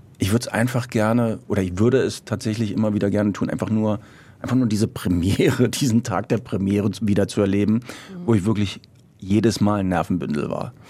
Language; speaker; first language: German; early bilingual, other home language; Croatian